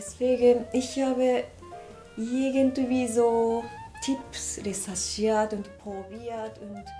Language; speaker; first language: German; non-native, learner; Japanese